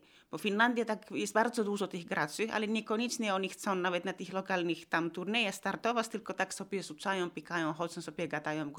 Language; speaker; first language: Polish; non-native, fluent; Finnish